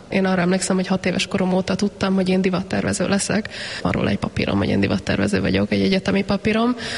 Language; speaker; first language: Hungarian; native; Hungarian